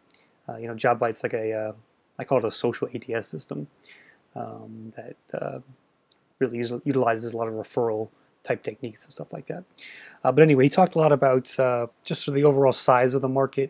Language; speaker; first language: English; native; English